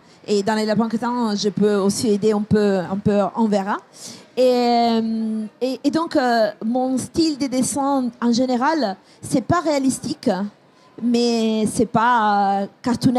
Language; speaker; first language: French; non-native, fluent; Italian